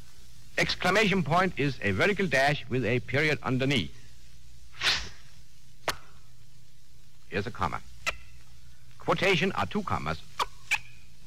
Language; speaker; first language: English; non-native, fluent; Danish